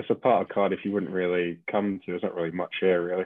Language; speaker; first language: English; native; English